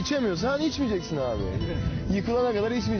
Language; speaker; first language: Turkish; native; Turkish